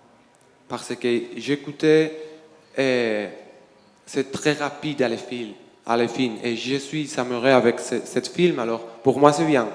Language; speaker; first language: French; non-native, learner; Spanish